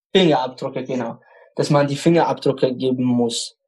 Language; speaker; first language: German; non-native, fluent; Arabic